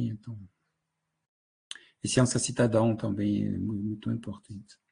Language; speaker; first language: Portuguese; non-native, fluent; French